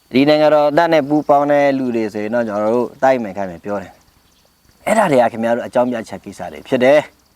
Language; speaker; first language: Burmese; non-native, local second language; Pa'o Karen